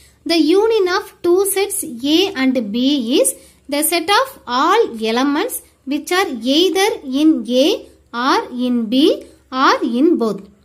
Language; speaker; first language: English; non-native, local second language; Tamil